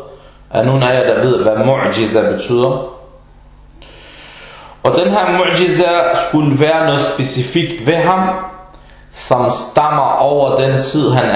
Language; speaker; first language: Danish; early bilingual, other home language; Arabic